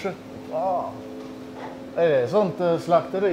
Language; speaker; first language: Swedish; native; Swedish